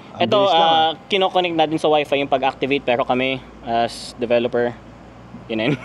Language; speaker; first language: Filipino; native; Filipino